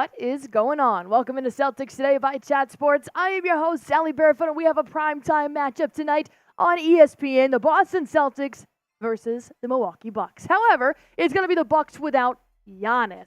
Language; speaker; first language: English; native; English